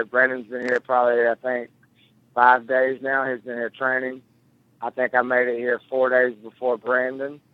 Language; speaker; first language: English; native; English